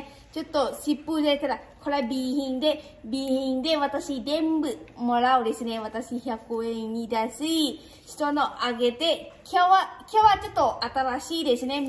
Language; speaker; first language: Japanese; non-native, learner; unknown